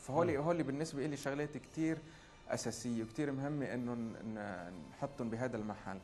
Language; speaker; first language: Arabic; native; Arabic